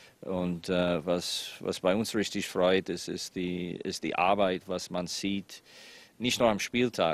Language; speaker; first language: German; non-native, fluent; English